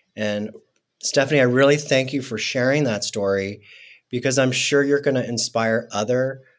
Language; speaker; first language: English; non-native, fluent; Spanish